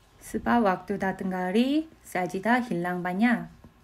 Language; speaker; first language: Malay; non-native, learner; Korean